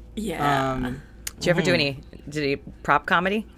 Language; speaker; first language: English; native; English